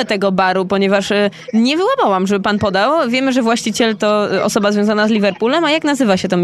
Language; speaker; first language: Polish; native; Polish